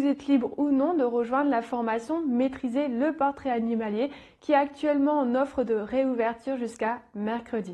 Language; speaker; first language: French; native; French